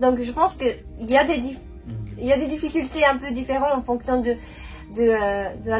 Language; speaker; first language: French; non-native, fluent; Japanese